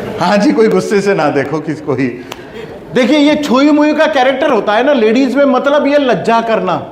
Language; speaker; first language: Hindi; non-native, local second language; Kannada